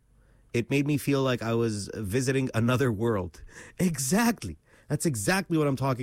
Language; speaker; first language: English; non-native, local second language; Arabic